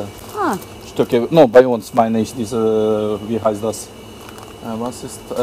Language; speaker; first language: German; non-native, learner; Ukrainian